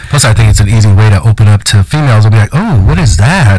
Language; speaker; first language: English; early bilingual, other home language; Spanish